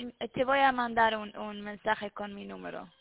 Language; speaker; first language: Spanish; early bilingual, heritage; Spanish